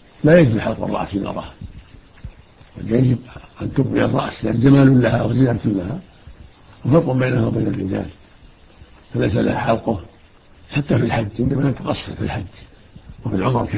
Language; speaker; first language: Arabic; native; Arabic